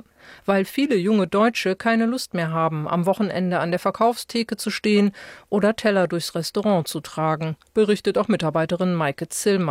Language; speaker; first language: German; native; German